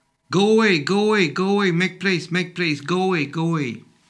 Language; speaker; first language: English; non-native, learner; Romanian